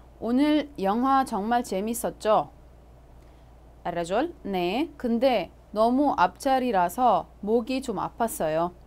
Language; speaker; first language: Korean; non-native, fluent; Arabic